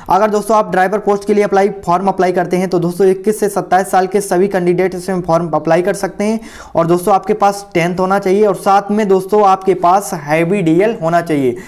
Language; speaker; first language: Hindi; native; Hindi